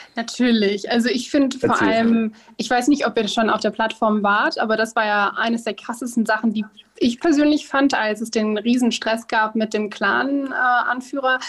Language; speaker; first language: German; native; German